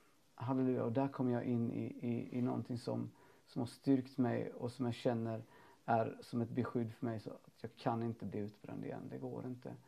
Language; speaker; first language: Swedish; native; Swedish